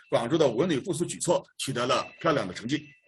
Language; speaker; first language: Chinese; native; Chinese